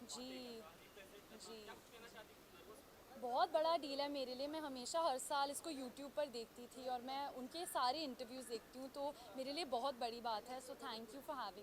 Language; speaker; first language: Hindi; native; Hindi